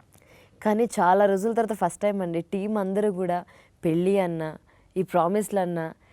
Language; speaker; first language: Telugu; native; Telugu